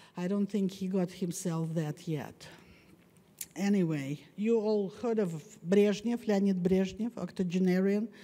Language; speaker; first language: English; non-native, fluent; Russian